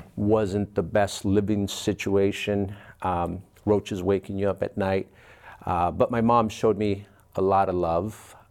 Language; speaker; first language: English; early bilingual, other home language; Spanish